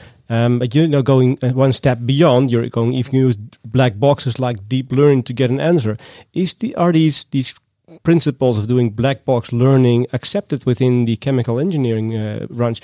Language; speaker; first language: English; non-native, fluent; Dutch